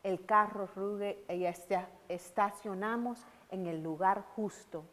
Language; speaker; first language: Spanish; early bilingual, heritage; Spanish